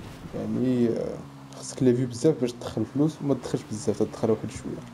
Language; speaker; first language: Arabic; native; Arabic